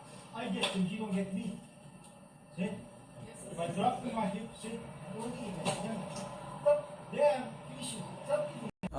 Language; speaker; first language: English; non-native, learner; Japanese